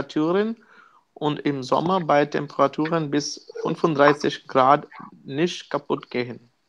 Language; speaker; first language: German; non-native, learner; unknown